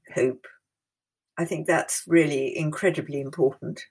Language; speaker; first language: English; native; English